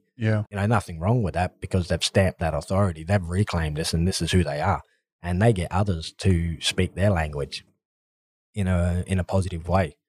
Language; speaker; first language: English; native; English